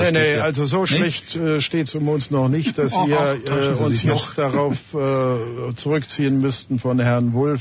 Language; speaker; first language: German; native; German